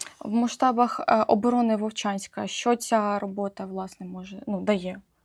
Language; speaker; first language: Ukrainian; native; Ukrainian